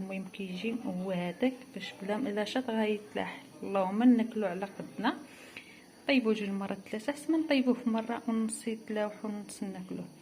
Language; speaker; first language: Arabic; native; Arabic